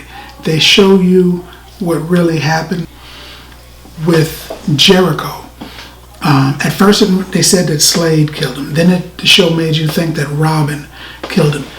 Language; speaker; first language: English; native; English